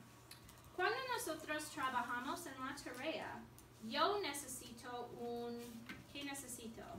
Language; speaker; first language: Spanish; non-native, learner; English